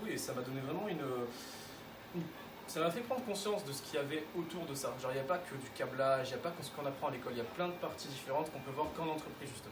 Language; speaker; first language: French; native; French